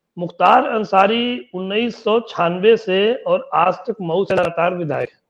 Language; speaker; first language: Hindi; native; Hindi